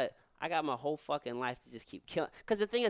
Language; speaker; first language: English; native; English